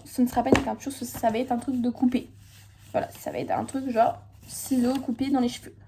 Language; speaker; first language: French; native; French